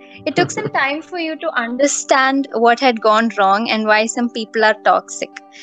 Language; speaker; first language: English; non-native, local second language; Malayalam